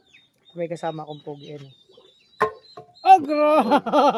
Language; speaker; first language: Filipino; native; Filipino